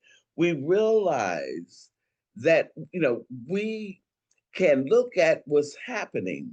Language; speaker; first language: English; native; English